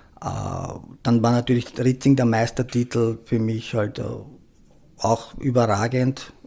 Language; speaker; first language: German; early bilingual, other home language; Croatian